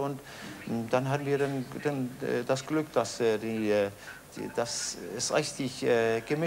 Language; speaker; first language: German; non-native, fluent; Danish